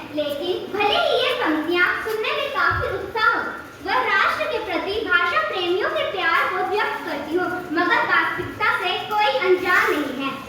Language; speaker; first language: Hindi; native; Hindi